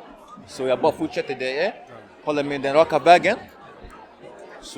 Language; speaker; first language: Swedish; early bilingual, other home language; Somali